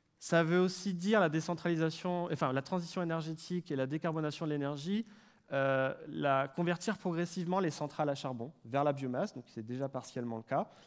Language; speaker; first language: French; native; French